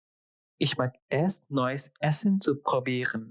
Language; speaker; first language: German; non-native, fluent; Bangla